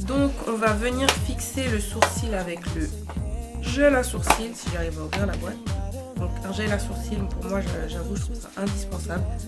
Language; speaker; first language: French; native; French